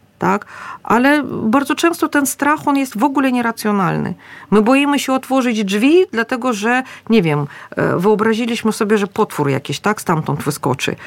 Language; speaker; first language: Polish; early bilingual, other home language; Russian